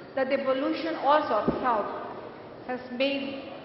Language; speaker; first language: English; non-native, local second language; Filipino